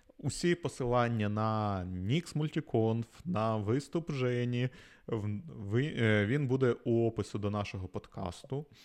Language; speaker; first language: Ukrainian; non-native, local second language; Russian